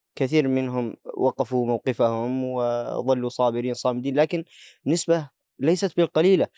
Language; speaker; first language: Arabic; native; Arabic